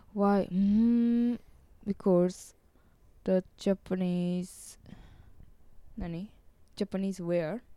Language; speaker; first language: English; non-native, learner; Japanese